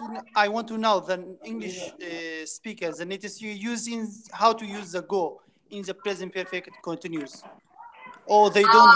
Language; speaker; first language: English; non-native, fluent; Kurdish